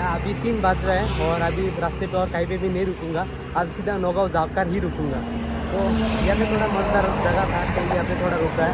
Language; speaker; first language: Hindi; non-native, local second language; Assamese